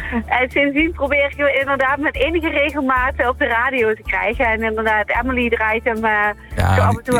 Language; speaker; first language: Dutch; native; Dutch